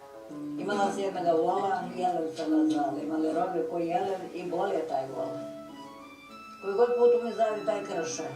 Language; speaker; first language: Croatian; native; Croatian